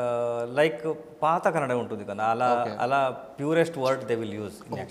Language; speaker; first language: Telugu; non-native, learner; Kannada